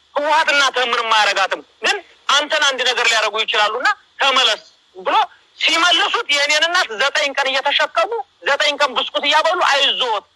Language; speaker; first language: Amharic; native; Amharic